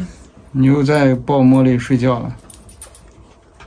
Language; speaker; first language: Chinese; native; Chinese